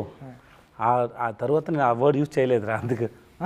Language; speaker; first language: Telugu; non-native, learner; Tamil